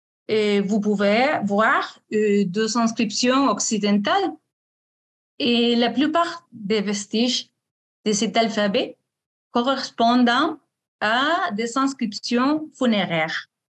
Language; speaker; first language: French; non-native, fluent; Spanish